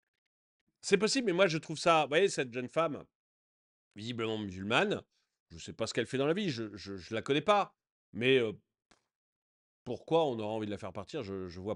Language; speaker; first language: French; native; French